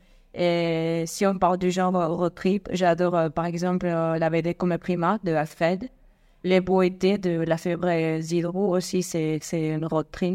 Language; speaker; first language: French; non-native, fluent; Spanish